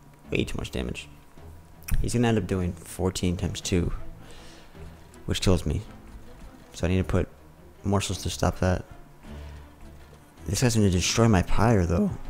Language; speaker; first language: English; native; English